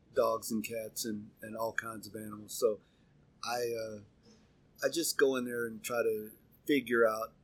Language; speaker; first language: English; native; English